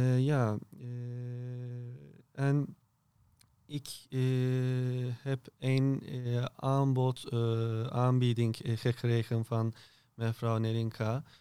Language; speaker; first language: Dutch; non-native, learner; Turkish